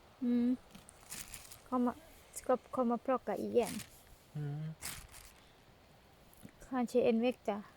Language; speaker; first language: Swedish; non-native, learner; Thai